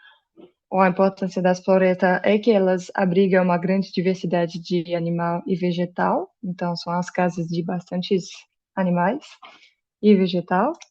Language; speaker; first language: Portuguese; non-native, fluent; French